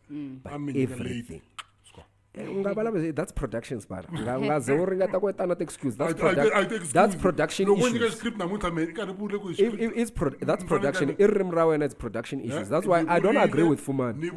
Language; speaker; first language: English; non-native, local second language; Tsonga